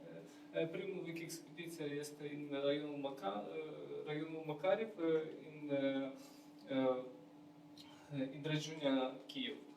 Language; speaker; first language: Romanian; non-native, learner; Ukrainian